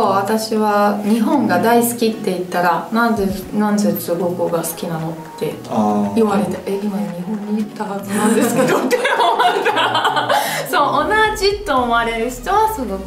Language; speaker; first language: Japanese; non-native, fluent; Italian